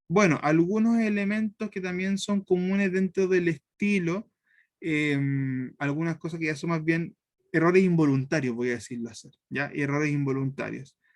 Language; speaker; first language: Spanish; native; Spanish